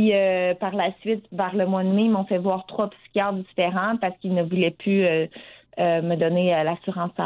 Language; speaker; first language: French; native; French